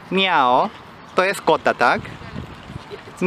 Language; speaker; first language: Polish; non-native, learner; Japanese